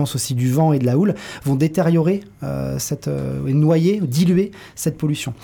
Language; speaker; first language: French; native; French